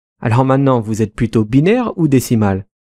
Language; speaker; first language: French; native; French